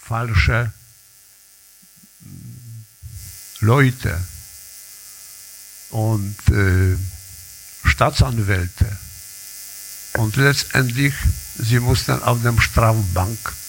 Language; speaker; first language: German; non-native, learner; Polish